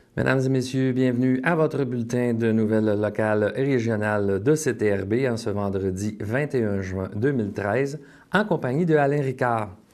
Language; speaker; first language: French; native; French